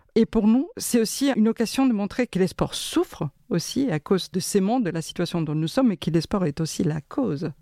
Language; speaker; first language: French; non-native, fluent; Spanish